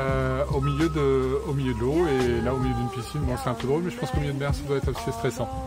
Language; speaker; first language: French; native; French